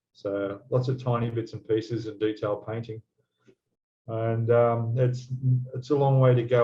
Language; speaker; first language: English; native; English